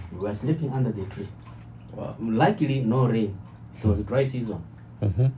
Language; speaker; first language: English; non-native, learner; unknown